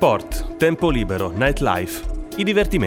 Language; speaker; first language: Italian; native; Italian